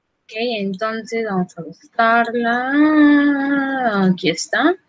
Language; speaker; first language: Spanish; native; Spanish